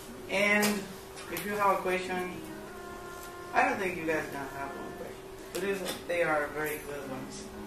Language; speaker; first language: English; non-native, learner; Spanish